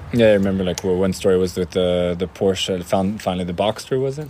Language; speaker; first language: English; non-native, fluent; French